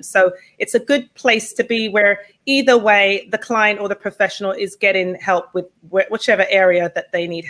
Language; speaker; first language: English; native; English